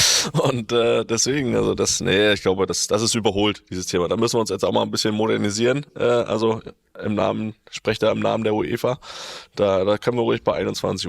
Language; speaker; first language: German; native; German